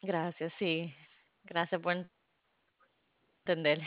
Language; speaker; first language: Spanish; non-native, fluent; English